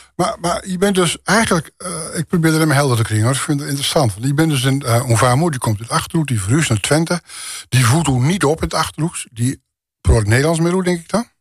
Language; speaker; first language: Dutch; native; Dutch